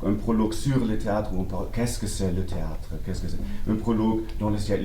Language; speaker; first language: French; non-native, learner; German